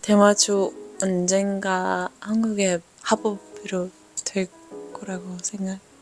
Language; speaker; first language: Korean; non-native, learner; Dutch